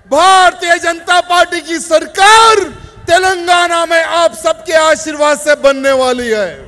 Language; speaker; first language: Hindi; native; Hindi